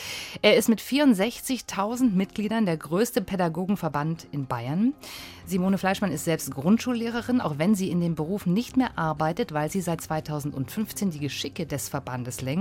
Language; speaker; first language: German; native; German